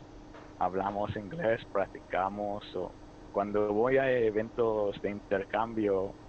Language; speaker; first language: Spanish; early bilingual, heritage; Spanish